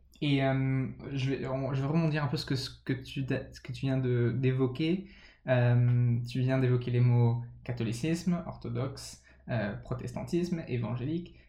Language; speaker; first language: French; early bilingual, other home language; English